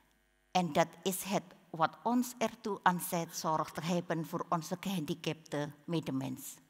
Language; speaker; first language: Dutch; non-native, learner; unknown